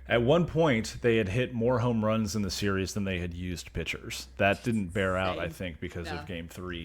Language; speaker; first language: English; native; English